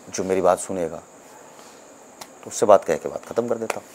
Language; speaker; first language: Hindi; native; Hindi